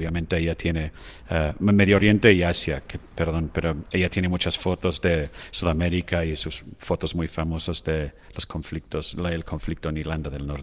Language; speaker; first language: Spanish; non-native, fluent; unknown